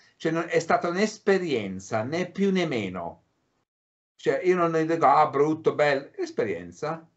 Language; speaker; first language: Italian; early bilingual, heritage; English